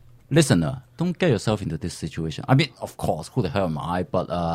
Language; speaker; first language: English; early bilingual, other home language; Chinese